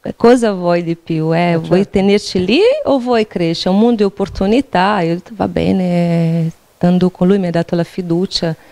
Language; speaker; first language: Italian; non-native, fluent; Portuguese